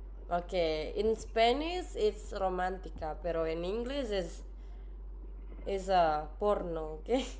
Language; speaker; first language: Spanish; non-native, learner; English